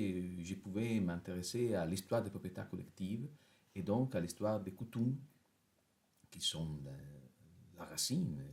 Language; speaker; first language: French; non-native, fluent; Italian